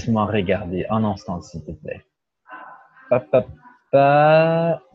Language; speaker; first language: French; non-native, learner; Portuguese